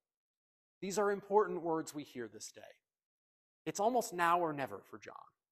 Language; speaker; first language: English; native; English